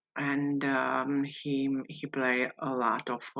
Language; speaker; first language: English; non-native, learner; Italian